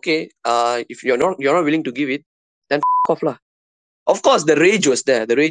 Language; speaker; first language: English; non-native, local second language; Tamil